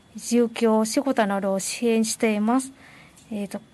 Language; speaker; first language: Japanese; non-native, fluent; Vietnamese